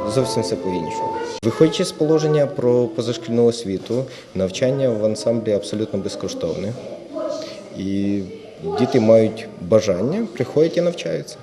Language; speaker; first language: Ukrainian; native; Ukrainian